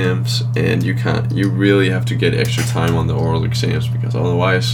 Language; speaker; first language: English; non-native, fluent; Danish